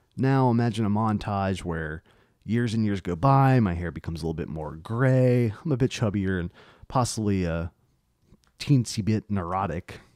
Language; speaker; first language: English; native; English